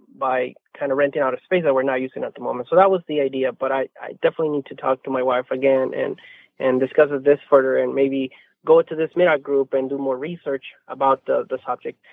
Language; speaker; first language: English; non-native, fluent; Spanish